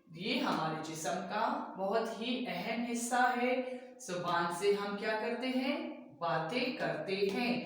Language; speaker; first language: Urdu; native; Urdu